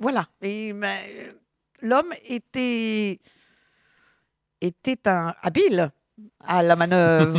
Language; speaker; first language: French; native; French